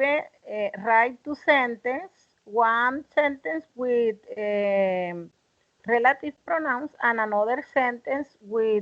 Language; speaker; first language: English; non-native, learner; Spanish